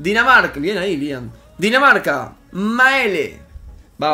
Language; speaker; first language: Spanish; native; Spanish